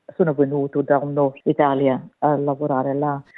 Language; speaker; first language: Italian; early bilingual, heritage; Italian